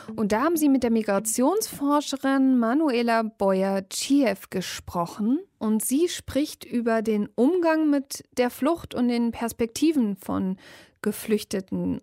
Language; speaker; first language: German; native; German